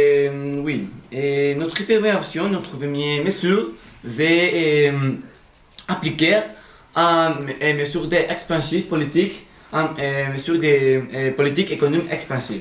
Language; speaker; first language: French; non-native, learner; Spanish